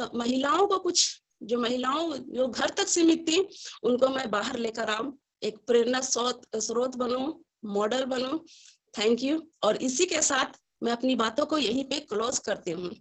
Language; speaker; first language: Hindi; native; Hindi